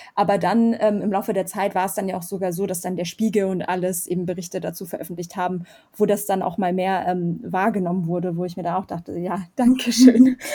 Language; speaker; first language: German; early bilingual, other home language; Armenian